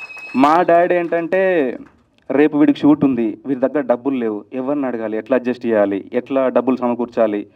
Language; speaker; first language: Telugu; native; Telugu